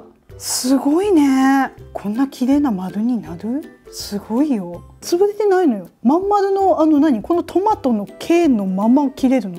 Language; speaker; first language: Japanese; native; Japanese